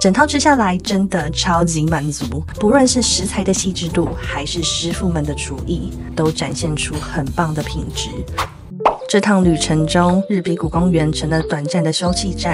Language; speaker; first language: Chinese; native; Chinese